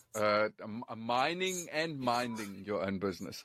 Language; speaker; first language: English; non-native, local second language; Afrikaans